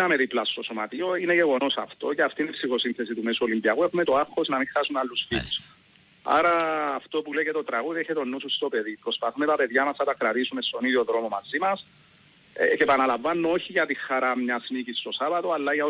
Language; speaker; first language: Greek; native; Greek